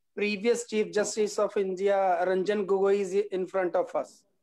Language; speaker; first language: Hindi; native; Hindi